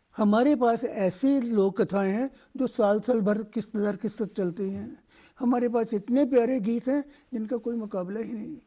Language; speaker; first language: Hindi; non-native, local second language; Dogri